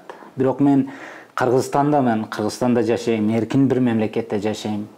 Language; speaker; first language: Kyrgyz; non-native, fluent; Uzbek